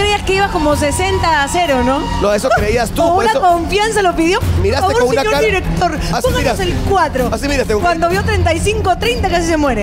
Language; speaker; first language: Spanish; native; Spanish